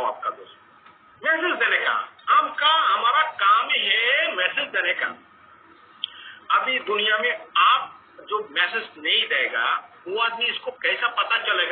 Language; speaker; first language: Hindi; non-native, fluent; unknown